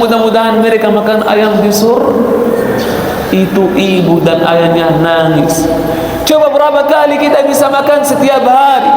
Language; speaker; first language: Indonesian; non-native, fluent; Arabic